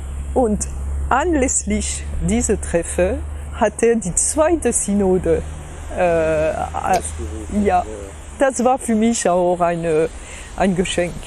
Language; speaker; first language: German; non-native, fluent; French